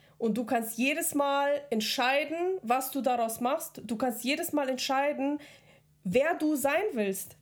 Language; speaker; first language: German; early bilingual, other home language; Russian